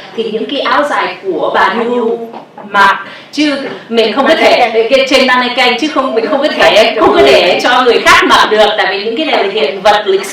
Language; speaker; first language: Vietnamese; early bilingual, heritage; Vietnamese